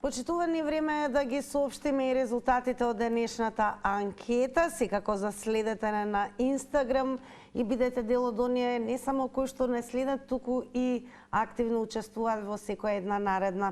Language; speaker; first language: Macedonian; native; Macedonian